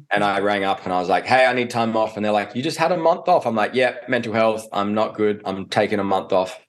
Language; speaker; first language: English; native; English